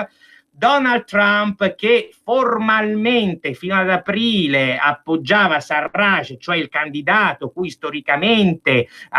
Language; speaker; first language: Italian; native; Italian